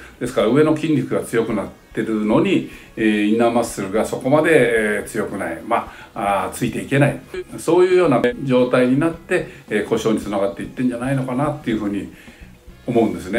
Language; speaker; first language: Japanese; native; Japanese